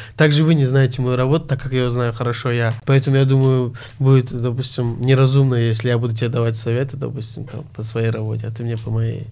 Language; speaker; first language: Russian; early bilingual, other home language; Azerbaijani